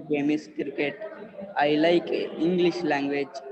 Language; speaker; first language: English; non-native, learner; Telugu